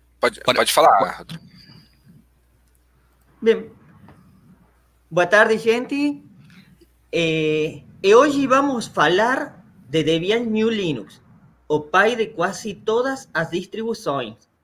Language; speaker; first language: Portuguese; non-native, learner; Spanish